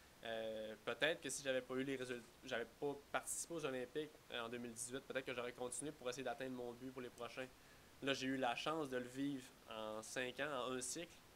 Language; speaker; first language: French; native; French